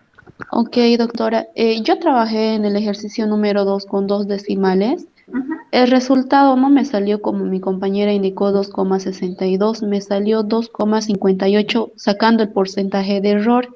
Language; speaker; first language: Spanish; native; Spanish